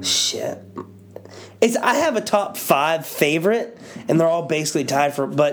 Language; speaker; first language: English; native; English